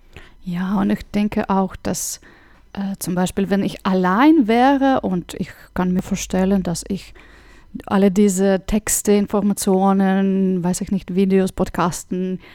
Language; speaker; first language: German; non-native, fluent; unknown